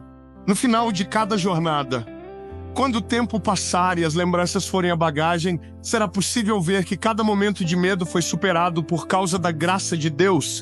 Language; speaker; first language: Portuguese; native; Portuguese